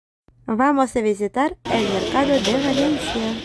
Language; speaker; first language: Spanish; non-native, fluent; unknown